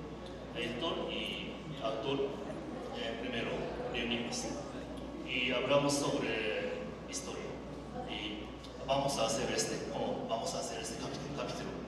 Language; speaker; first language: Spanish; non-native, learner; Japanese